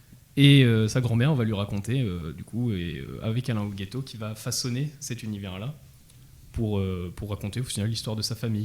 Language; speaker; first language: French; native; French